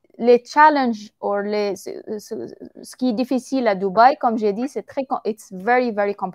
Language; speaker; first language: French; non-native, fluent; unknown